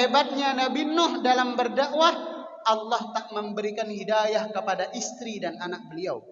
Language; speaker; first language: Indonesian; native; Indonesian